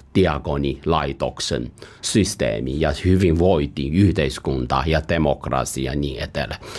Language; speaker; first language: Finnish; non-native, fluent; Chinese